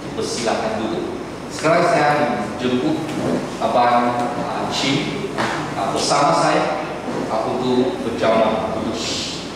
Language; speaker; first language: Malay; non-native, local second language; Chinese